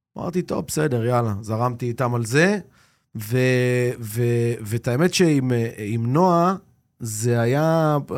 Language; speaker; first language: Hebrew; native; Hebrew